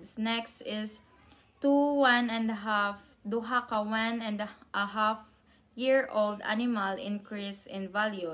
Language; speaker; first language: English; non-native, local second language; Cebuano